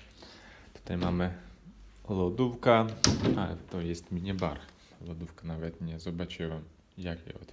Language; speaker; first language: Polish; non-native, fluent; Ukrainian